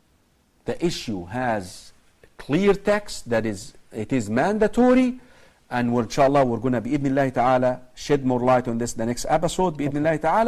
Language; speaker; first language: English; non-native, fluent; Arabic